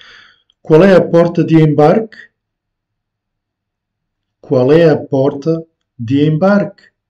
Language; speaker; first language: Portuguese; non-native, fluent; French